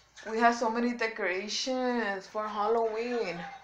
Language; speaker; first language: English; early bilingual, other home language; Spanish